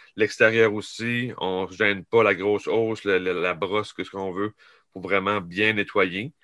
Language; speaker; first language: French; native; French